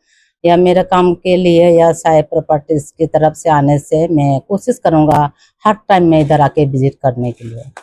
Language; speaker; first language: Hindi; non-native, local second language; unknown